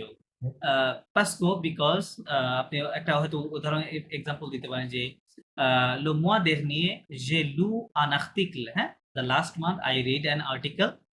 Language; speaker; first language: French; non-native, fluent; Bangla